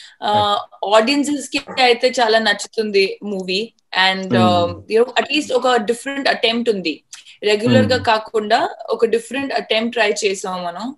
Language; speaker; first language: Telugu; non-native, fluent; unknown